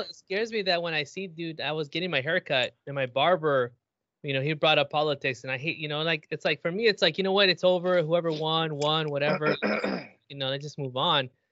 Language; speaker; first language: English; early bilingual, other home language; Spanish